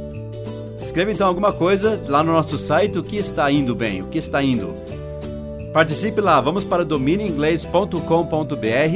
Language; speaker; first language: Portuguese; non-native, fluent; English